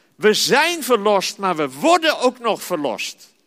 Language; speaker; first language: Dutch; native; Dutch